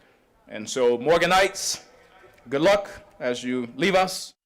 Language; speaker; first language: English; native; English